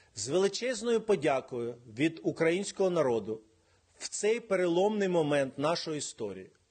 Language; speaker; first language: Ukrainian; non-native, local second language; Russian